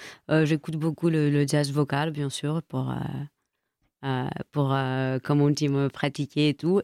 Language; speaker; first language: French; non-native, fluent; Greek